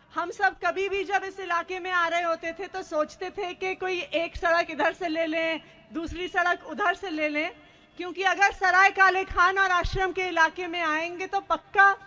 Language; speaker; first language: Hindi; native; Hindi